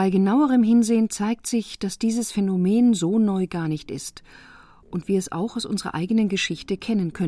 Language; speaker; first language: German; native; German